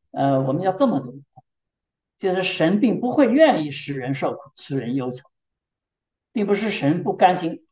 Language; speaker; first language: Chinese; native; Chinese